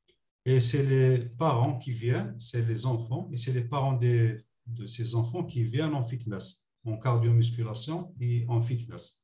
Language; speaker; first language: French; non-native, local second language; Arabic